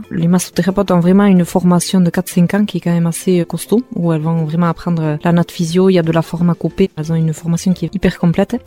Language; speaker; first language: French; non-native, local second language; Basque